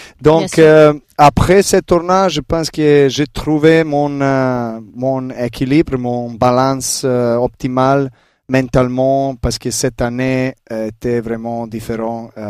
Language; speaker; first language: French; non-native, learner; Serbian